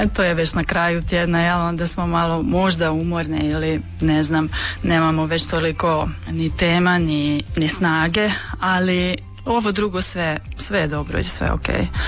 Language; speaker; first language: Croatian; non-native, local second language; Hungarian